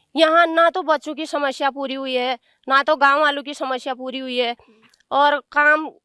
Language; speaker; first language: Hindi; non-native, local second language; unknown